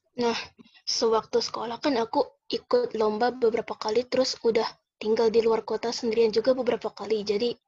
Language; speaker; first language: Indonesian; native; Indonesian